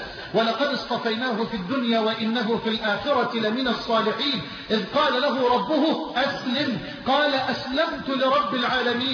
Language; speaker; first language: Arabic; native; Arabic